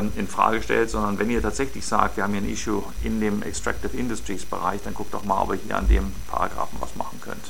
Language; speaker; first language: German; native; German